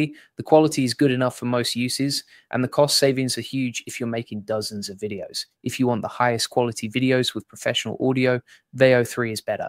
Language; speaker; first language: English; native; English